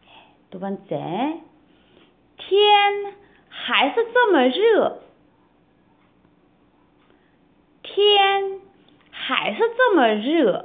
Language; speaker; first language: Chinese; non-native, fluent; Korean